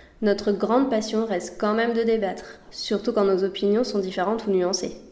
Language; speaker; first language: French; native; French